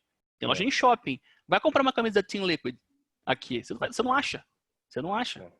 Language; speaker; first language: Portuguese; native; Portuguese